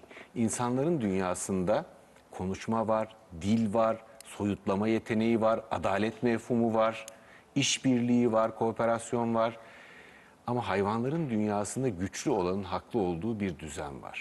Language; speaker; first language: Turkish; native; Turkish